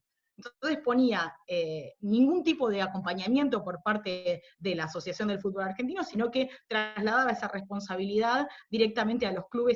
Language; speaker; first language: Spanish; native; Spanish